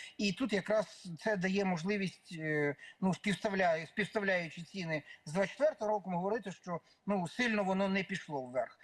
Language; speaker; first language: Ukrainian; native; Ukrainian